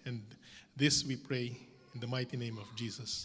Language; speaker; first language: English; non-native, local second language; Filipino